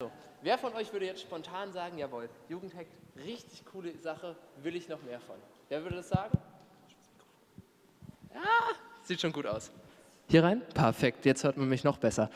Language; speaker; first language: German; native; German